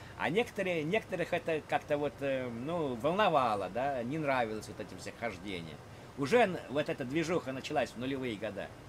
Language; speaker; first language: Russian; native; Russian